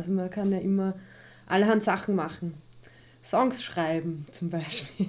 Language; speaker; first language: German; native; German